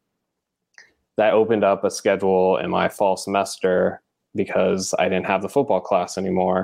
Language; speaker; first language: English; native; English